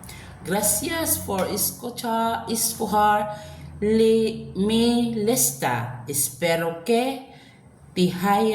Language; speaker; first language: Spanish; non-native, learner; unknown